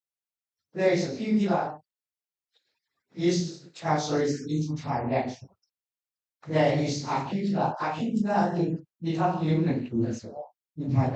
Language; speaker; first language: English; non-native, learner; Thai